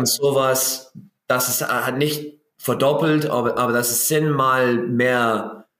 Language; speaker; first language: German; non-native, learner; English